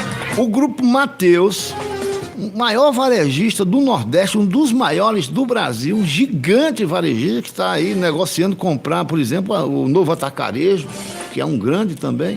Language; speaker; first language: Portuguese; native; Portuguese